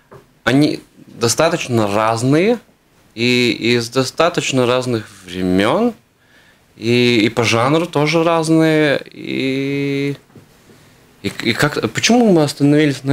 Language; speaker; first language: Russian; non-native, fluent; Latvian